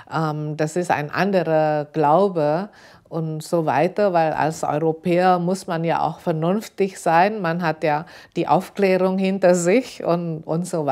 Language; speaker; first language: German; non-native, fluent; Indonesian